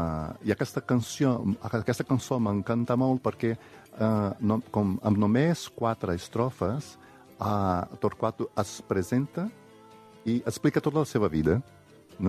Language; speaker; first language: Catalan; non-native, fluent; Portuguese